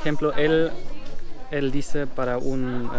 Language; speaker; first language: Spanish; non-native, learner; German